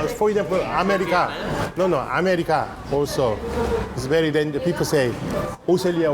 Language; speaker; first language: English; non-native, learner; Korean